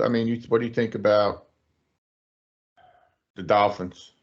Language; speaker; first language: English; native; English